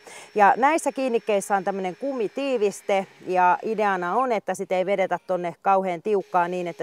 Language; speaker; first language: Finnish; native; Finnish